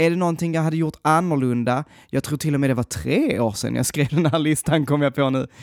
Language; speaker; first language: Swedish; native; Swedish